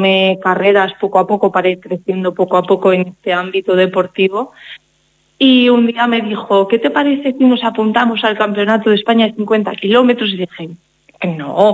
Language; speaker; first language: Spanish; native; Spanish